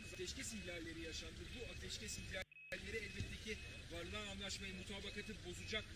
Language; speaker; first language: Turkish; native; Turkish